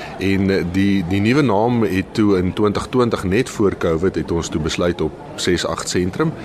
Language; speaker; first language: Afrikaans; native; Afrikaans